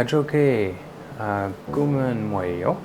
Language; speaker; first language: Korean; non-native, learner; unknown